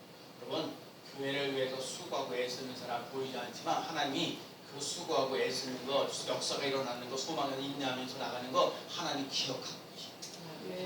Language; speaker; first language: Korean; native; Korean